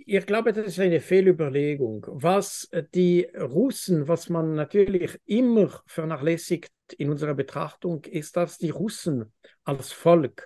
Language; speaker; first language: German; non-native, fluent; French